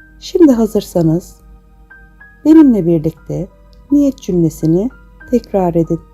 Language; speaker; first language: Turkish; native; Turkish